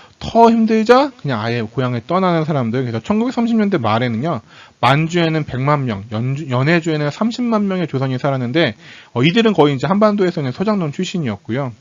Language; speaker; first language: Korean; native; Korean